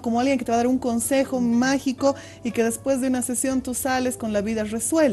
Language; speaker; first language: Spanish; native; Spanish